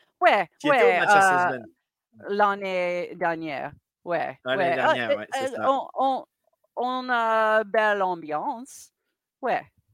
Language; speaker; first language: French; non-native, learner; English